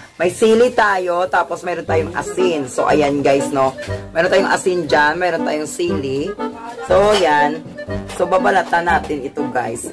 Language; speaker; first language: Filipino; non-native, local second language; Hiligaynon